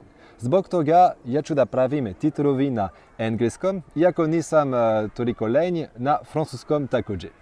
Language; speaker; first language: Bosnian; non-native, fluent; French